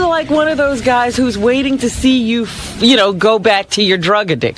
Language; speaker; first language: English; native; English